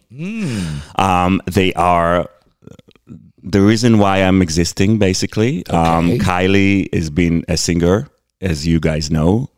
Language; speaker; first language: English; non-native, fluent; Hebrew